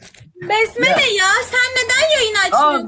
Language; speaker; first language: Turkish; native; Turkish